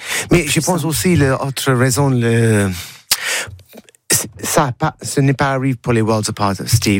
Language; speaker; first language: French; non-native, learner; English